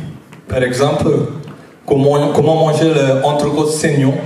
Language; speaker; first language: French; non-native, fluent; Tamil